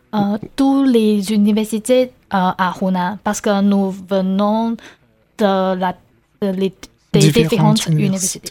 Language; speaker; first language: French; non-native, learner; Chinese